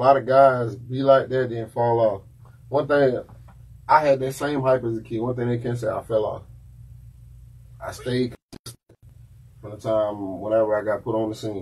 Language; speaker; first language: English; native; English